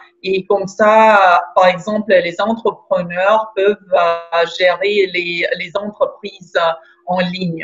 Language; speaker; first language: French; non-native, fluent; Estonian